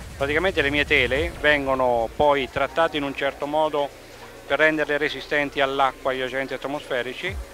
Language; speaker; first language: Italian; native; Italian